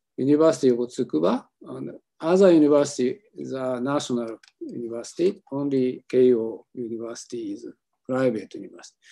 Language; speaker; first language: English; non-native, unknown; Japanese